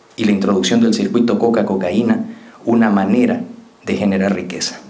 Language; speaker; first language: Spanish; native; Spanish